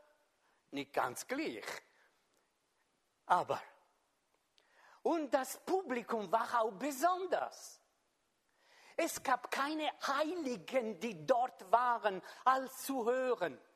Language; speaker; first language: German; non-native, fluent; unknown